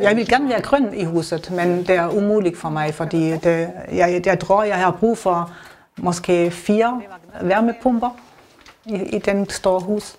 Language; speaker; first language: Danish; non-native, learner; German